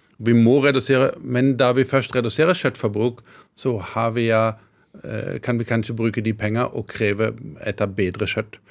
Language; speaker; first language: Norwegian; non-native, fluent; German